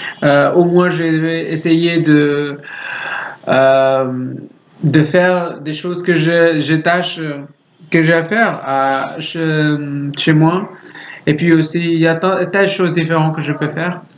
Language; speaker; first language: French; non-native, learner; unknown